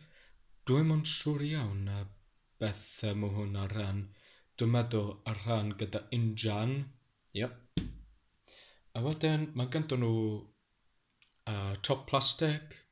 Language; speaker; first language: Welsh; non-native, learner; English